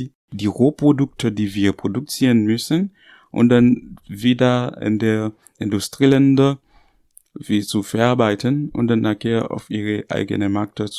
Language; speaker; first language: German; non-native, learner; Haitian Creole